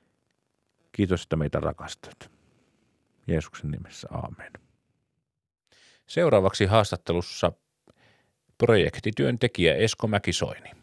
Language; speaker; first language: Finnish; native; Finnish